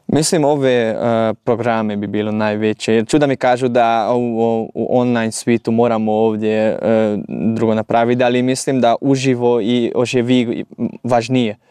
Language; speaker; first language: Croatian; native; Croatian